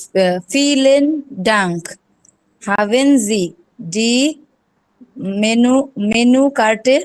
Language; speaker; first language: German; non-native, learner; Bangla